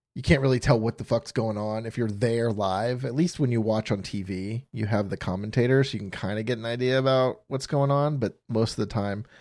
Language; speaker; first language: English; native; English